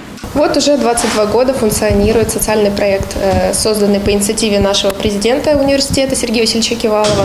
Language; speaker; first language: Russian; native; Russian